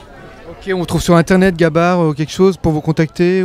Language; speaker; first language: French; native; French